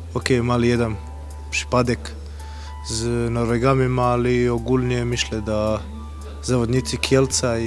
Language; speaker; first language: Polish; non-native, learner; Croatian